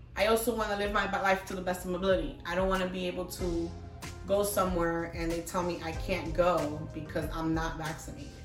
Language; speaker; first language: English; early bilingual, other home language; Spanish